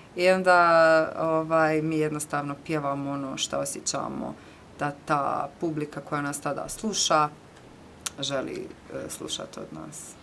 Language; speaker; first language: Croatian; native; Croatian